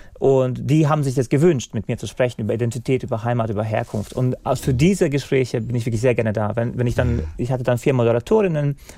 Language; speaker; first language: German; non-native, fluent; Bosnian